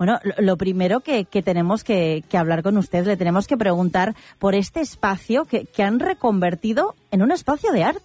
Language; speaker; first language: Spanish; native; Spanish